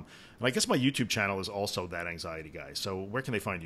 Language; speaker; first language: English; native; English